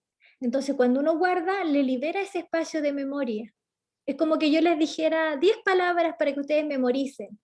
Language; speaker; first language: Spanish; native; Spanish